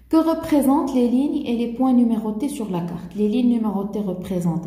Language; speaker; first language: French; non-native, local second language; Arabic